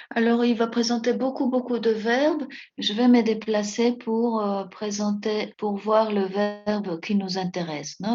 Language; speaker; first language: French; non-native, fluent; Spanish